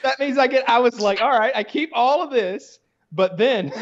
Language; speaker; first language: English; native; English